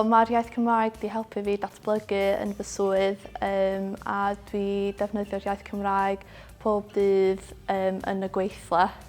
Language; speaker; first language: Welsh; non-native, local second language; English